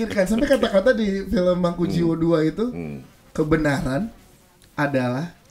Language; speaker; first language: Indonesian; native; Indonesian